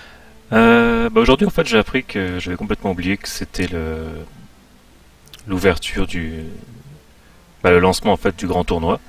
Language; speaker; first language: French; native; French